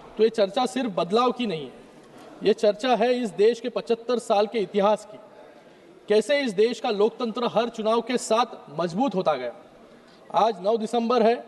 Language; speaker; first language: Hindi; non-native, local second language; Marathi